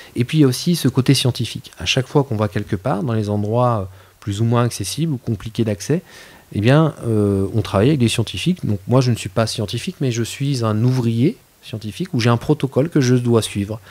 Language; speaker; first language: French; native; French